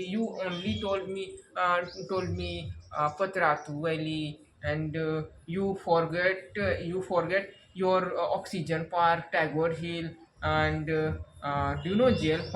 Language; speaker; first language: English; non-native, learner; Hindi